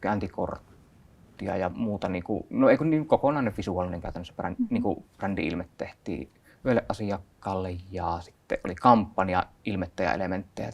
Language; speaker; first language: Finnish; native; Finnish